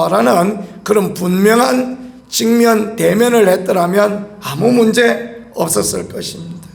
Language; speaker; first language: Korean; native; Korean